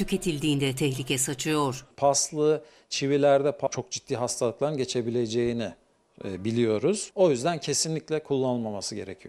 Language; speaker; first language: Turkish; native; Turkish